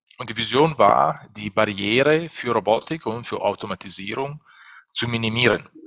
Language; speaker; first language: German; non-native, fluent; Italian